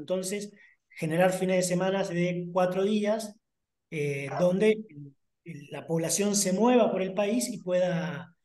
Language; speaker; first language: Spanish; native; Spanish